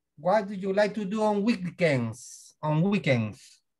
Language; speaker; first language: English; non-native, learner; Spanish